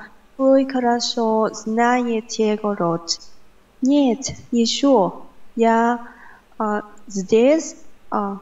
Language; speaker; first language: Russian; non-native, learner; Vietnamese